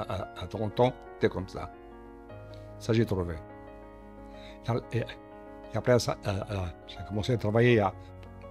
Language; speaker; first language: French; non-native, learner; Portuguese